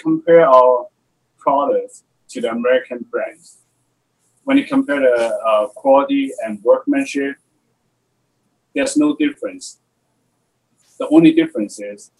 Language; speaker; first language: English; non-native, local second language; Cantonese